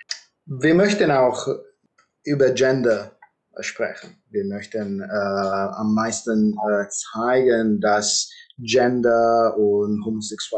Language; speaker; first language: German; non-native, fluent; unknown